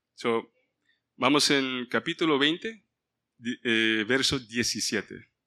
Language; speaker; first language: Spanish; early bilingual, heritage; Spanish